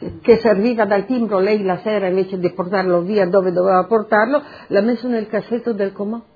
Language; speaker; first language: Italian; non-native, local second language; Slovenian